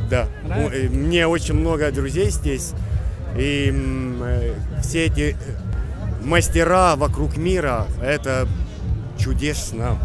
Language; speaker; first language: Russian; non-native, fluent; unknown